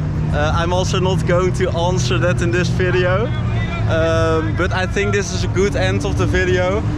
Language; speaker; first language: English; non-native, fluent; Dutch